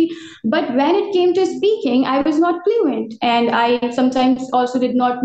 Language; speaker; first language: English; non-native, local second language; Urdu